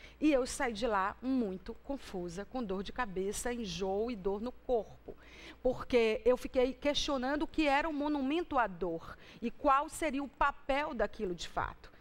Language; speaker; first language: Portuguese; native; Portuguese